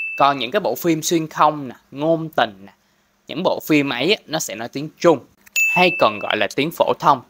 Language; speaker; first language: Vietnamese; non-native, local second language; Cantonese